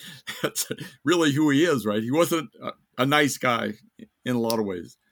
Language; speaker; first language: English; native; English